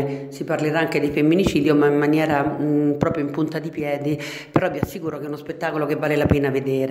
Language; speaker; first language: Italian; native; Italian